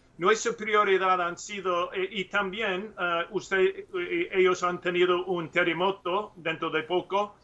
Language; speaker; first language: Spanish; non-native, learner; English